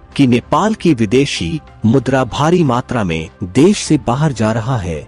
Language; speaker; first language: Hindi; non-native, local second language; Nepali